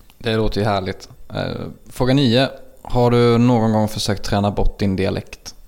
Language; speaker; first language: Swedish; native; Swedish